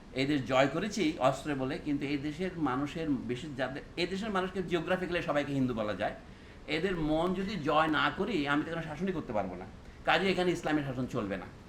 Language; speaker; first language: Bangla; non-native, local second language; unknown